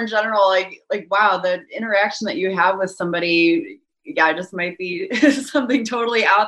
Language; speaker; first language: English; native; English